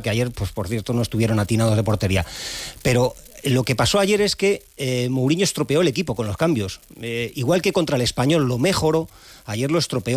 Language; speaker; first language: Spanish; native; Spanish